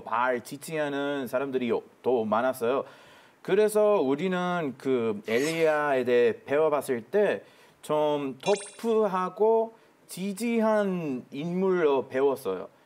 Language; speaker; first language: Korean; non-native, fluent; Hebrew